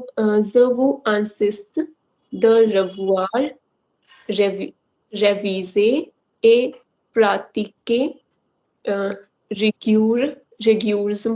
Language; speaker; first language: French; non-native, learner; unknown